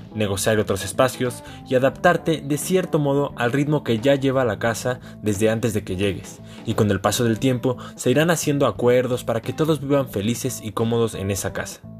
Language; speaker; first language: Spanish; native; Spanish